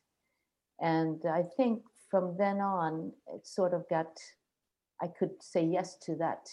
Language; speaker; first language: English; non-native, fluent; Swedish